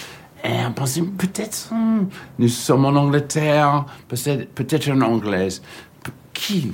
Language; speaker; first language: French; non-native, fluent; English